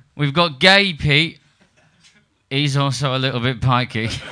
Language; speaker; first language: English; native; English